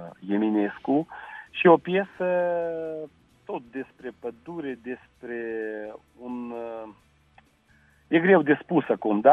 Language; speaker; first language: Romanian; non-native, local second language; Russian